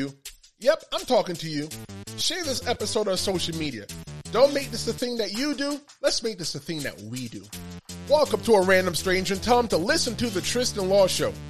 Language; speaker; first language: English; native; English